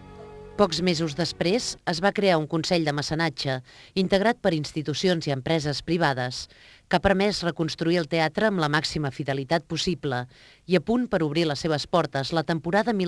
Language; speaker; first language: Catalan; native; Catalan